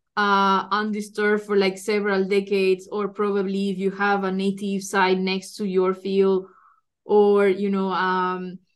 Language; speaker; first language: English; non-native, fluent; Spanish